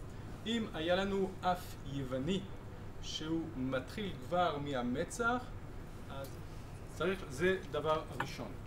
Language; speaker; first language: Hebrew; non-native, fluent; French